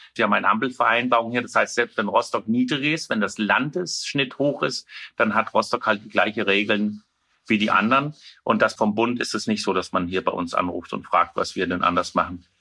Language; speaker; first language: German; non-native, fluent; Danish